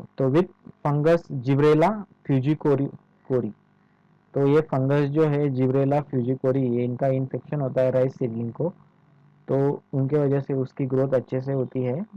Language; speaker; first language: Hindi; non-native, local second language; Marathi